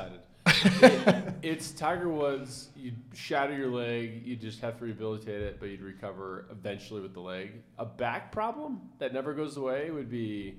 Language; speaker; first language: English; native; English